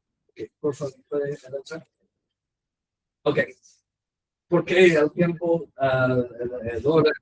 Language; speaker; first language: Spanish; non-native, learner; English